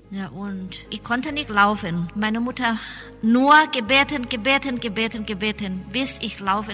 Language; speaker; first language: German; non-native, learner; Thai